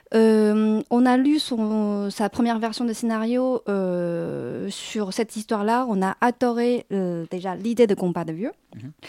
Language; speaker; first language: French; non-native, fluent; Chinese